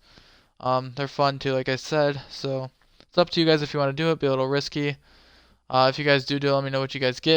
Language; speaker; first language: English; native; English